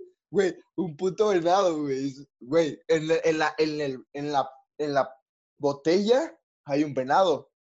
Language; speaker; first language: Spanish; native; Spanish